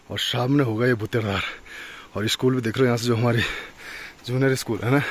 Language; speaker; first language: Hindi; native; Hindi